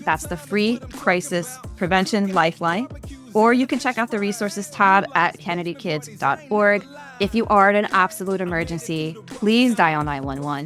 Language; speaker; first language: English; native; English